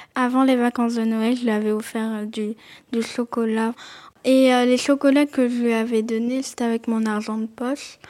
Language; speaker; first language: French; native; French